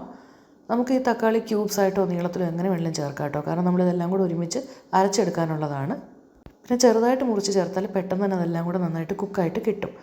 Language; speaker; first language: Malayalam; native; Malayalam